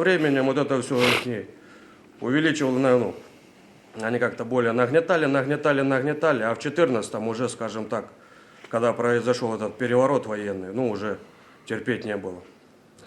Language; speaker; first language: Russian; native; Russian